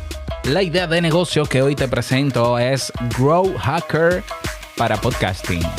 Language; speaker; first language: Spanish; native; Spanish